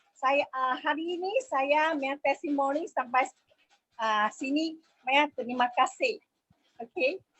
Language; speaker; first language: Malay; non-native, local second language; Min Nan Chinese